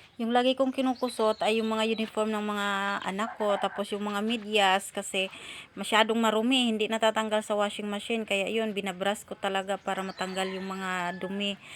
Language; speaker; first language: Filipino; non-native, local second language; Cebuano